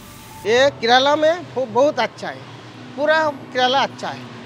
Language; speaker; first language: Hindi; non-native, local second language; Bangla